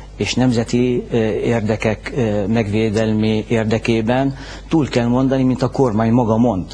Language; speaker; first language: Hungarian; non-native, fluent; Arabic